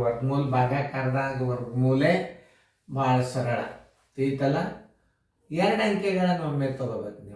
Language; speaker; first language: Kannada; native; Kannada